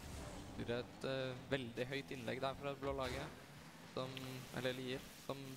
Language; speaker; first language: Norwegian; native; Norwegian